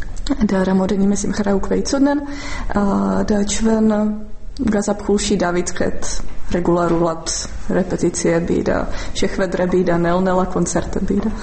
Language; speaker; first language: Georgian; non-native, fluent; Czech